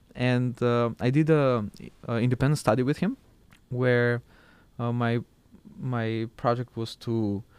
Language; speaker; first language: English; non-native, fluent; Macedonian